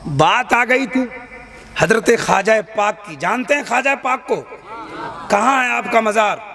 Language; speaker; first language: Hindi; native; Hindi